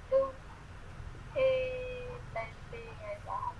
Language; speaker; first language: English; non-native, learner; Vietnamese